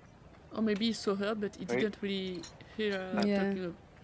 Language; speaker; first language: English; non-native, fluent; French